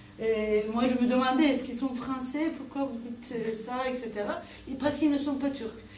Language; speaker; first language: French; non-native, fluent; Turkish